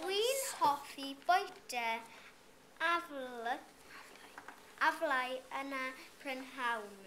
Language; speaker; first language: Welsh; non-native, local second language; English